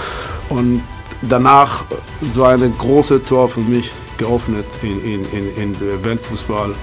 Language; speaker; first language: German; non-native, fluent; Persian